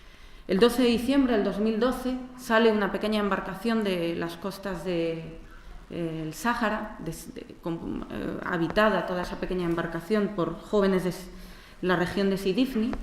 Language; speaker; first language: Spanish; native; Spanish